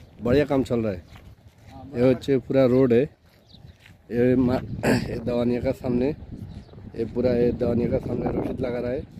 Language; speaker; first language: Hindi; non-native, learner; Bangla